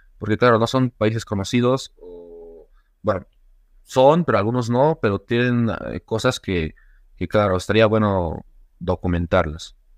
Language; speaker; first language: Spanish; native; Spanish